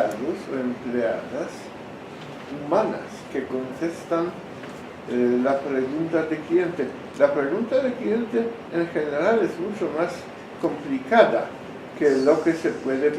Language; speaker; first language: Spanish; non-native, fluent; Polish